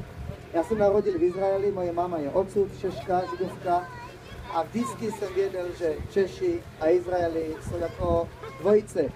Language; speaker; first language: Czech; early bilingual, heritage; Czech